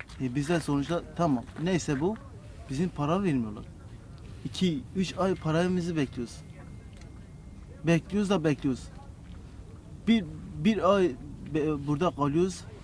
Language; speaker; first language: Turkish; non-native, local second language; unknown